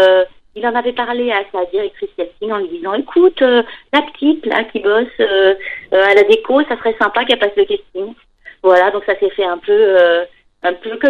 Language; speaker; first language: French; native; French